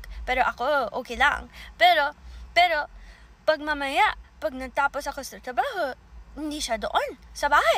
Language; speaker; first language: Filipino; early bilingual, heritage; English